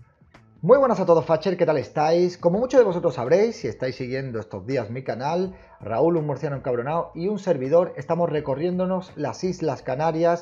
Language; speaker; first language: Spanish; native; Spanish